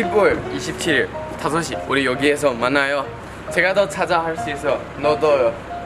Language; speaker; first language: Korean; non-native, learner; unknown